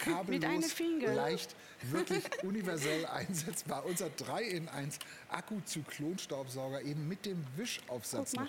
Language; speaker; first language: German; native; German